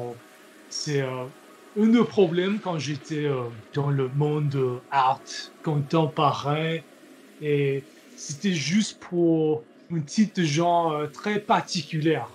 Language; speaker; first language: French; non-native, learner; English